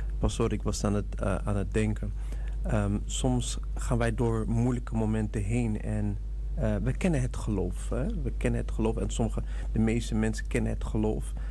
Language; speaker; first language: Dutch; non-native, fluent; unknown